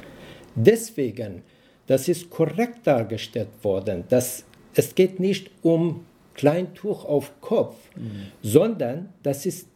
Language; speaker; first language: German; non-native, learner; Persian